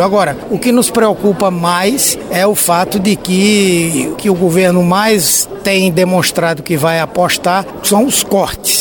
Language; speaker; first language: Portuguese; native; Portuguese